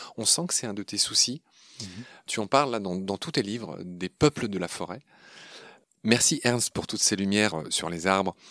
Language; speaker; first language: French; native; French